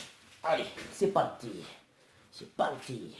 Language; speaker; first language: French; native; French